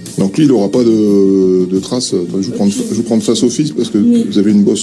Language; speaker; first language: French; native; French